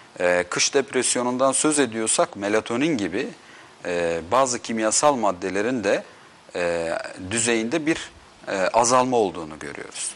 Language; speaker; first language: Turkish; native; Turkish